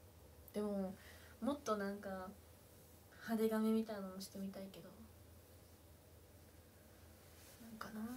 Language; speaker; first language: Japanese; native; Japanese